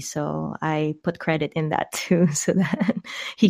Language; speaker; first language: English; non-native, local second language; Filipino